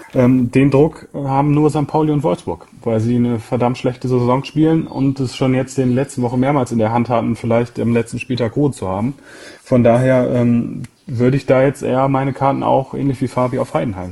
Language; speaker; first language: German; native; German